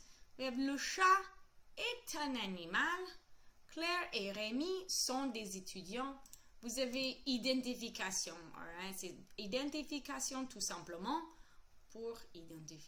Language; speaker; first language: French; non-native, fluent; English